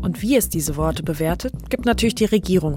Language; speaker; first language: German; native; German